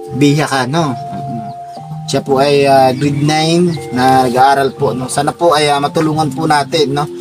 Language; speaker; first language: Filipino; native; Filipino